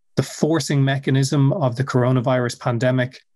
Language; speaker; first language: English; native; English